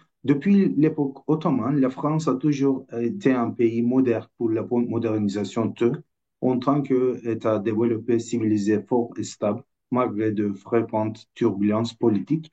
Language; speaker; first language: French; non-native, fluent; Turkish